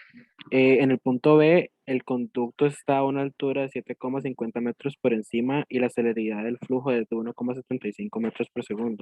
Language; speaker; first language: Spanish; native; Spanish